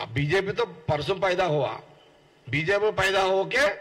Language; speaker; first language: Hindi; non-native, local second language; Telugu